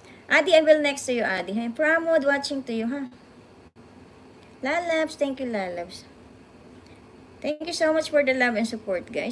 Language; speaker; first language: English; non-native, local second language; Filipino